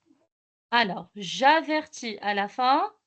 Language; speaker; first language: French; non-native, local second language; Arabic